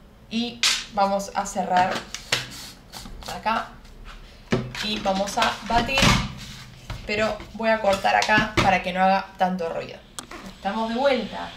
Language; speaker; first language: Spanish; native; Spanish